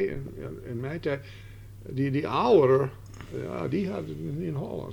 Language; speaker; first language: Dutch; early bilingual, heritage; Dutch